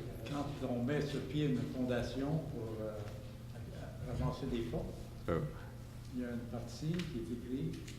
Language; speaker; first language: French; native; French